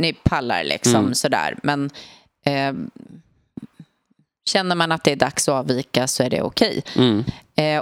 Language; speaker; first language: Swedish; native; Swedish